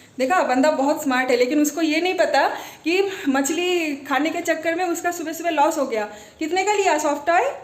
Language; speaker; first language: Hindi; non-native, local second language; Bangla